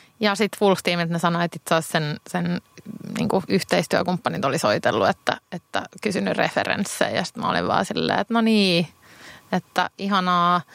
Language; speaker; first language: Finnish; non-native, local second language; Swedish